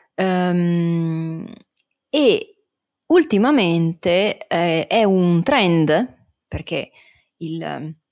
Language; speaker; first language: Italian; native; Italian